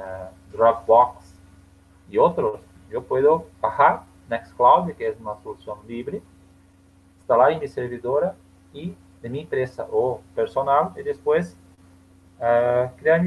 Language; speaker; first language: Spanish; non-native, learner; Portuguese